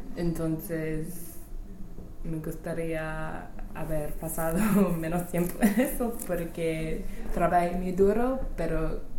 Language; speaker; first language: Spanish; non-native, learner; English